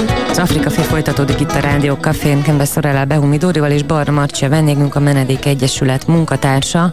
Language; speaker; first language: Hungarian; native; Hungarian